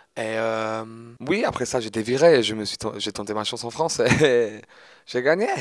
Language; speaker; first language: French; non-native, fluent; English